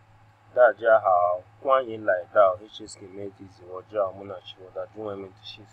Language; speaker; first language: Chinese; non-native, learner; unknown